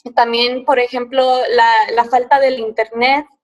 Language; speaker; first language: Spanish; early bilingual, heritage; Spanish